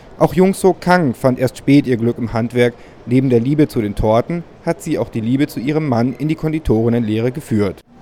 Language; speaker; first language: German; native; German